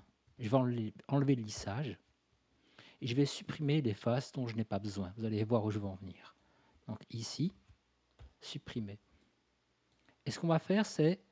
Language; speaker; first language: French; native; French